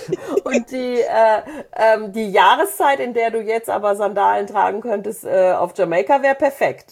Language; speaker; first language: German; native; German